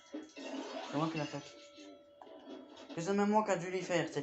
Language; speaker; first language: French; native; French